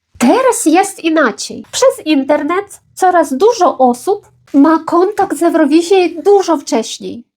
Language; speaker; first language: Polish; non-native, fluent; Ukrainian